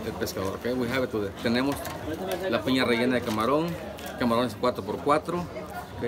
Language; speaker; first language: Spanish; native; Spanish